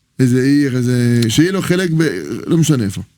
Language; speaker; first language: Hebrew; non-native, fluent; French